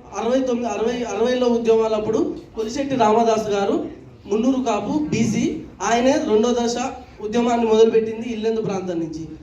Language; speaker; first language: Telugu; native; Telugu